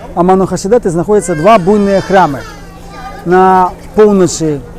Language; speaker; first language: Belarusian; non-native, local second language; Russian